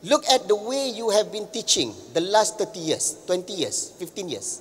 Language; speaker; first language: English; non-native, local second language; Malay